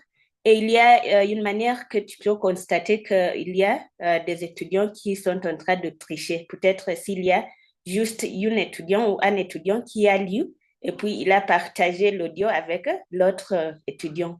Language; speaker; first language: French; non-native, fluent; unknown